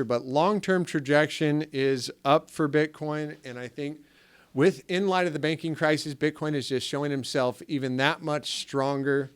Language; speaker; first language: English; native; English